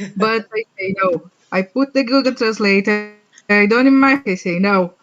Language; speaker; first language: English; non-native, learner; Portuguese